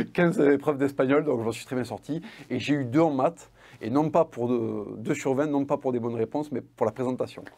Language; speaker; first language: French; native; French